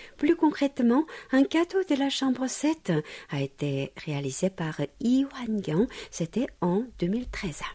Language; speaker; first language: French; non-native, fluent; Korean